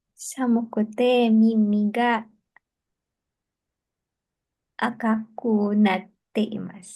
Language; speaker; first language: Japanese; non-native, learner; Filipino